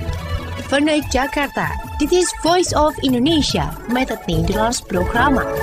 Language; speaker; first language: Dutch; non-native, fluent; Indonesian